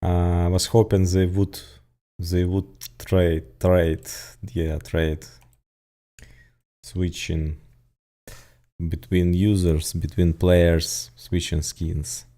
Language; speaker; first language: English; non-native, learner; Ukrainian